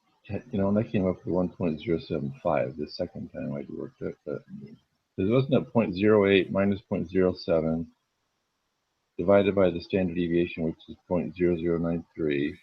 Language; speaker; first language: English; native; English